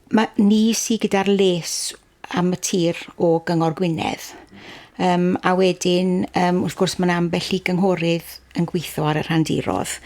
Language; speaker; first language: Welsh; native; Welsh